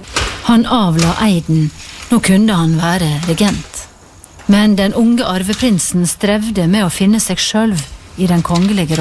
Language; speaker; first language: Norwegian; native; Norwegian